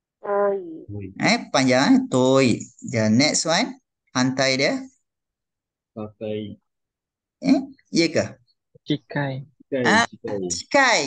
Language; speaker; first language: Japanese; non-native, fluent; Malay